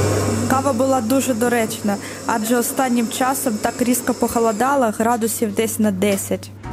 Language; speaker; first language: Ukrainian; native; Ukrainian